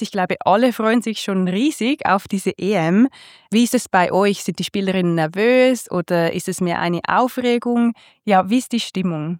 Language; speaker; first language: German; native; German